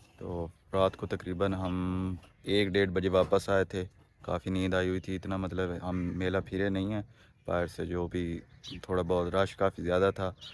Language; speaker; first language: Urdu; non-native, local second language; Punjabi